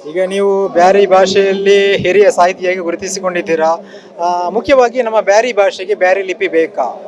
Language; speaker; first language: Kannada; non-native, local second language; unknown